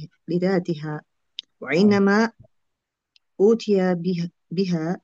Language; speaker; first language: Arabic; non-native, learner; Indonesian